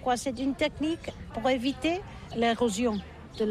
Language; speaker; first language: French; non-native, learner; Catalan